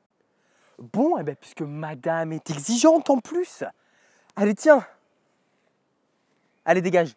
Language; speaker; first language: French; native; French